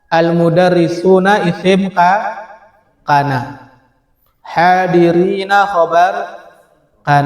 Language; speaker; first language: Arabic; non-native, fluent; Indonesian